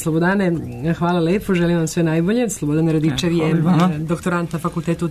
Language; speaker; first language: Serbian; native; Serbian